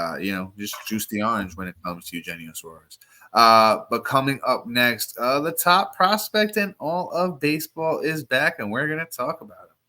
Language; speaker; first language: English; native; English